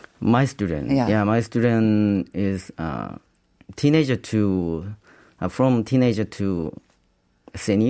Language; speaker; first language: English; non-native, learner; Korean